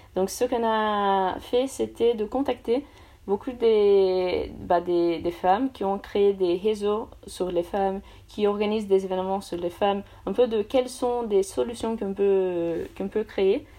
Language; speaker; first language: French; non-native, fluent; Portuguese